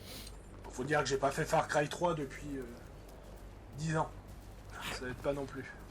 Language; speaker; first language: French; native; French